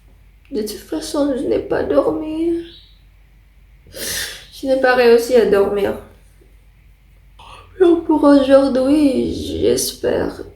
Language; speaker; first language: French; non-native, learner; Indonesian